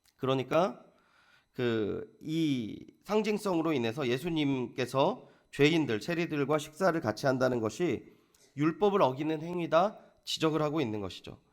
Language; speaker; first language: Korean; native; Korean